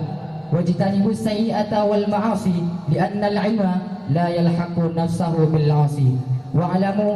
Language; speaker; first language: Arabic; non-native, learner; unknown